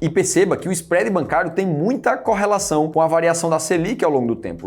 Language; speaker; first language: Portuguese; native; Portuguese